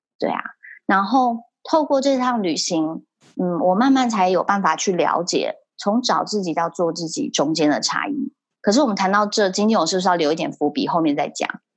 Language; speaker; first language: Chinese; early bilingual, heritage; Chinese